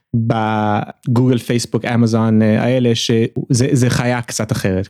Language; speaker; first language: Hebrew; early bilingual, other home language; English